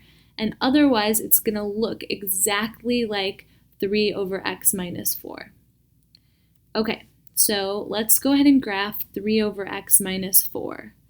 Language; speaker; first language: English; native; English